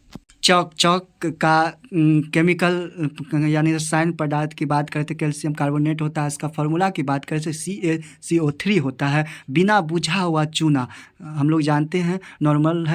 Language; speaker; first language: Hindi; native; Hindi